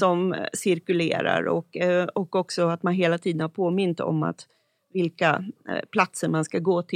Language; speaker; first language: Swedish; native; Swedish